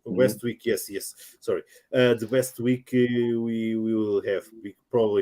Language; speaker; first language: English; non-native, learner; Portuguese